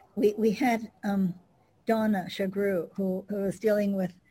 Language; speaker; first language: English; native; English